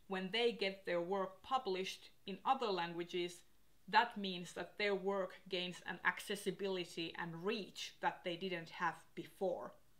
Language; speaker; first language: English; non-native, fluent; Finnish